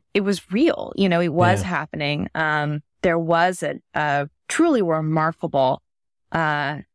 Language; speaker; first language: English; native; English